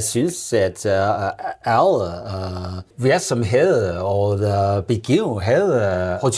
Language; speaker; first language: Danish; non-native, learner; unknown